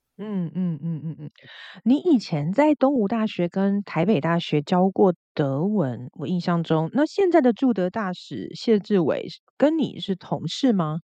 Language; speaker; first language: Chinese; native; Chinese